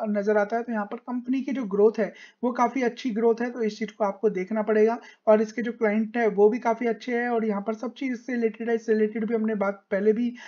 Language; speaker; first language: Hindi; native; Hindi